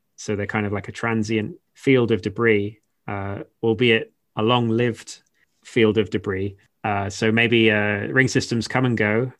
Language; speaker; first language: English; native; English